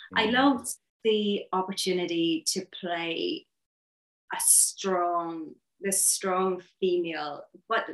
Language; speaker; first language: English; native; English